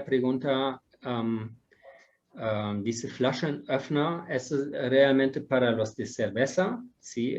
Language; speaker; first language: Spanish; non-native, fluent; German